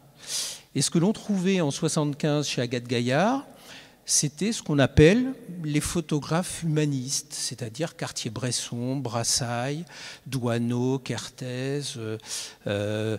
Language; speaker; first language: French; native; French